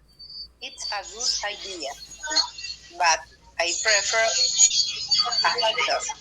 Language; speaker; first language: English; non-native, learner; Spanish